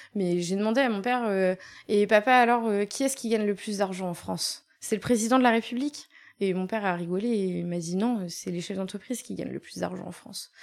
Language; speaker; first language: French; native; French